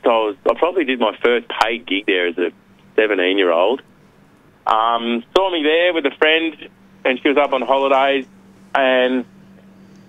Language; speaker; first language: English; native; English